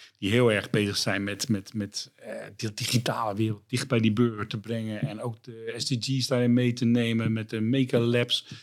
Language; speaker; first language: Dutch; native; Dutch